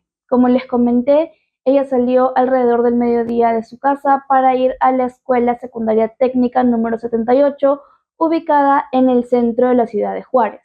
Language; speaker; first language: Spanish; native; Spanish